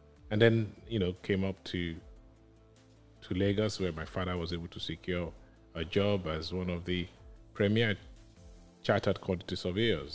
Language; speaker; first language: English; non-native, local second language; Yoruba